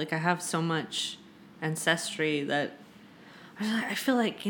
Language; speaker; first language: English; native; English